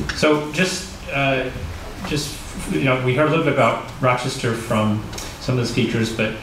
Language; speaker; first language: English; native; English